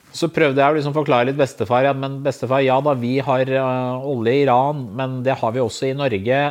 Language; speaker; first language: Norwegian; native; Norwegian